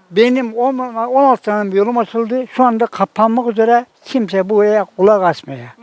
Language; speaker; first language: Turkish; native; Turkish